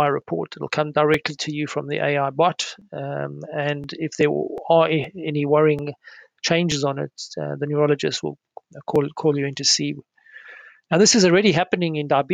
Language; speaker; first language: English; native; English